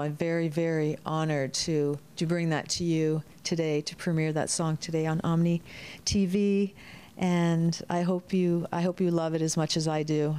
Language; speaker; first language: English; early bilingual, other home language; Spanish